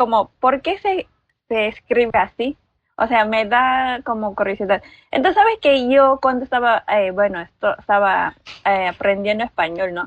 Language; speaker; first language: Spanish; non-native, learner; Filipino